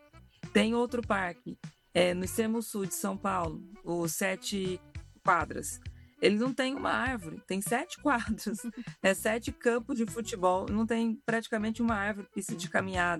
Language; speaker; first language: Portuguese; native; Portuguese